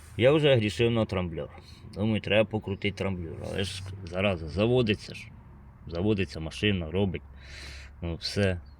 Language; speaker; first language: Ukrainian; native; Ukrainian